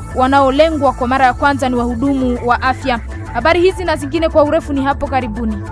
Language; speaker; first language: Swahili; non-native, local second language; Nande